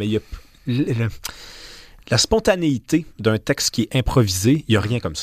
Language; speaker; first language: French; native; French